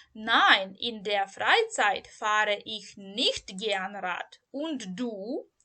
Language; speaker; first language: German; non-native, learner; Ukrainian